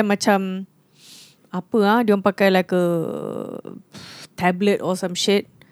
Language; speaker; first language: English; non-native, local second language; Malay